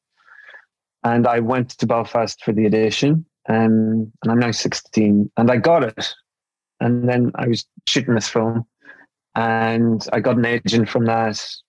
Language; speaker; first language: English; native; English